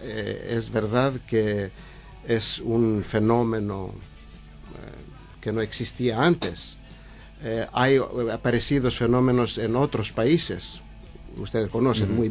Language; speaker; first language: Spanish; non-native, learner; Greek